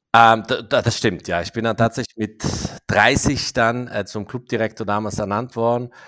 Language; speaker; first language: German; non-native, fluent; English